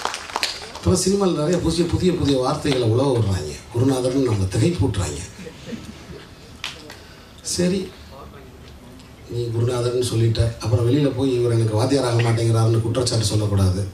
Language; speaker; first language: Tamil; native; Tamil